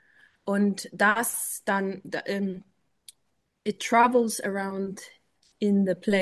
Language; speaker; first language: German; non-native, learner; English